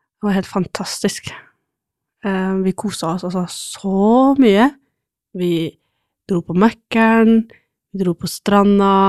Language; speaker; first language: Norwegian; non-native, fluent; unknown